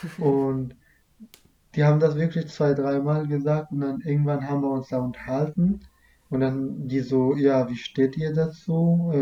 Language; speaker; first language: German; early bilingual, other home language; Kurdish